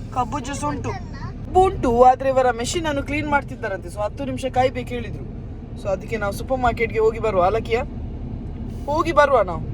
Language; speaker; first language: Kannada; non-native, local second language; Tulu